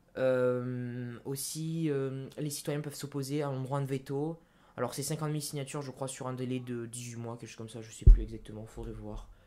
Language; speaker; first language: French; native; French